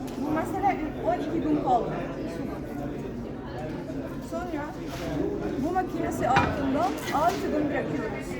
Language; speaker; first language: Turkish; non-native, learner; Arabic